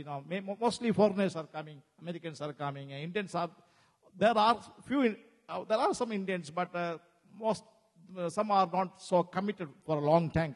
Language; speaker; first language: English; non-native, local second language; Malayalam